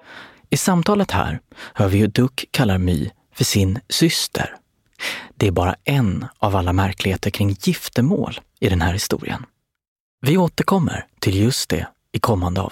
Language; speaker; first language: Swedish; native; Swedish